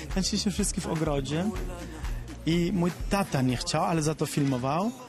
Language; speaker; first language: Polish; non-native, fluent; Italian